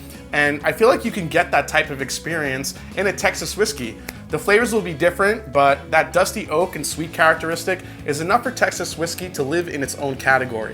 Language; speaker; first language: English; native; English